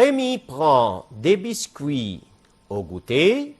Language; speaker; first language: French; non-native, fluent; Arabic